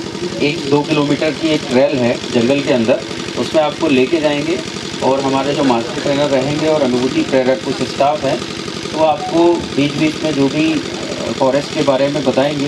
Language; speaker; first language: Hindi; native; Hindi